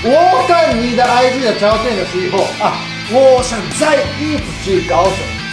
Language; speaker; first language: Chinese; non-native, fluent; Japanese